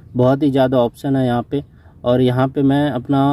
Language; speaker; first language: Hindi; native; Hindi